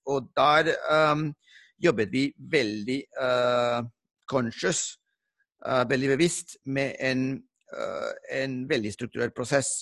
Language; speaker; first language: Norwegian; non-native, fluent; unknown